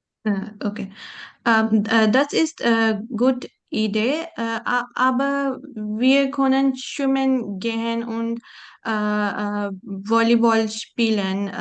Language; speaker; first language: German; non-native, learner; Urdu